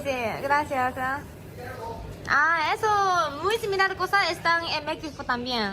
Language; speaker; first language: Spanish; non-native, learner; Japanese